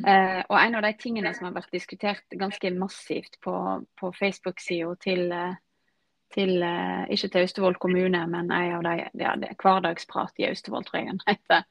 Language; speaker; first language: Norwegian; native; Norwegian